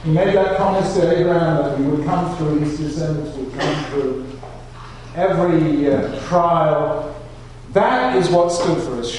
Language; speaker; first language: English; native; English